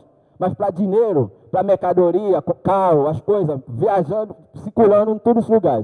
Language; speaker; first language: Portuguese; non-native, learner; Haitian Creole